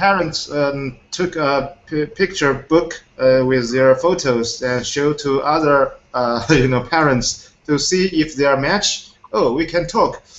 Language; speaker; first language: English; non-native, fluent; Chinese